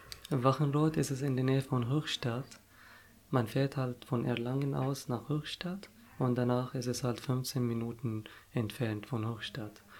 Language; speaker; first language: German; non-native, fluent; Arabic